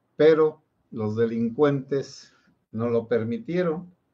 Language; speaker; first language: Spanish; native; Spanish